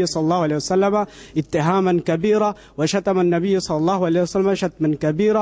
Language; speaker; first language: Arabic; non-native, learner; Bangla